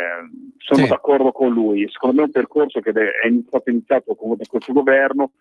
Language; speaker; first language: Italian; native; Italian